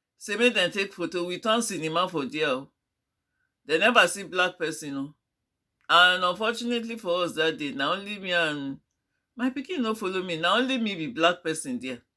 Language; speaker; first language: Nigerian Pidgin; non-native, local second language; Yoruba